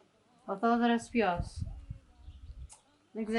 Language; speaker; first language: Greek; early bilingual, heritage; English